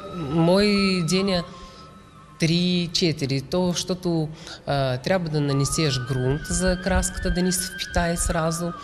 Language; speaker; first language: Bulgarian; native; Bulgarian